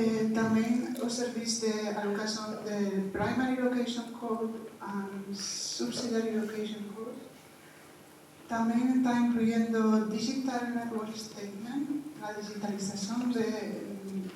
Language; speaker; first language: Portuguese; non-native, fluent; Spanish